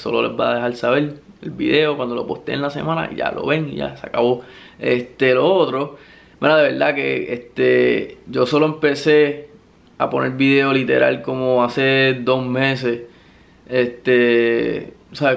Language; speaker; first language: Spanish; native; Spanish